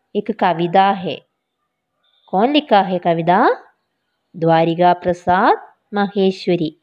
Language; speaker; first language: Hindi; non-native, local second language; Malayalam